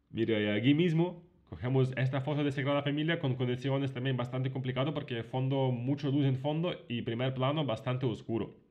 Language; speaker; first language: Spanish; non-native, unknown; Ukrainian